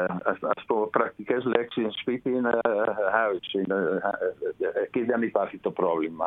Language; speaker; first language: Greek; non-native, fluent; Dutch